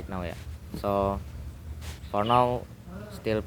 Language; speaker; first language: English; non-native, learner; Indonesian